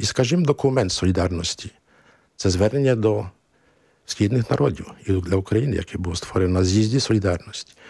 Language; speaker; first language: Ukrainian; early bilingual, heritage; Ukrainian